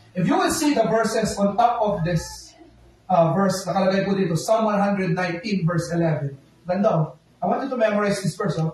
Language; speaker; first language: English; non-native, local second language; Filipino